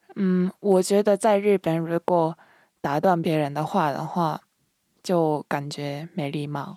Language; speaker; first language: Chinese; non-native, fluent; Japanese